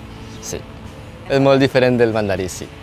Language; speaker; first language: Catalan; non-native, local second language; Chinese